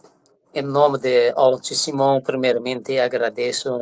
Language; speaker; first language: Portuguese; non-native, fluent; Persian